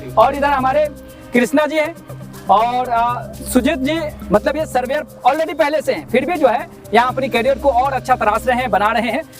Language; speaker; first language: Hindi; native; Hindi